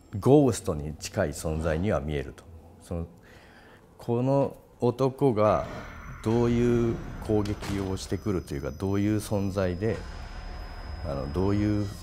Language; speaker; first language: Japanese; native; Japanese